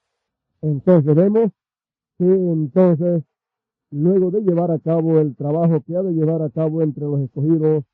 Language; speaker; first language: Spanish; native; Spanish